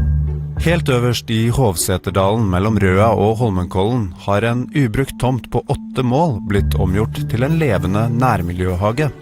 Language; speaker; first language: Norwegian; native; Norwegian